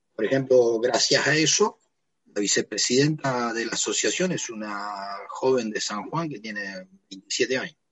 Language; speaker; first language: Spanish; native; Spanish